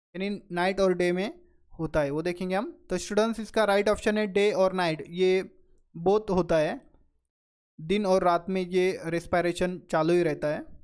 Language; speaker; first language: Hindi; non-native, local second language; Marathi